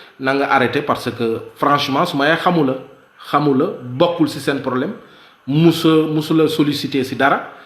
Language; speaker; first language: Wolof; non-native, local second language; Mandingo